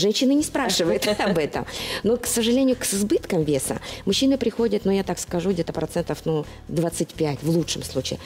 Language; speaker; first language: Russian; native; Russian